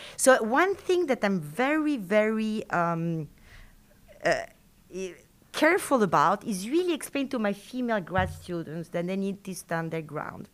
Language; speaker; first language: English; non-native, fluent; Spanish